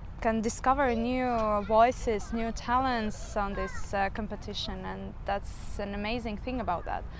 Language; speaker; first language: English; non-native, fluent; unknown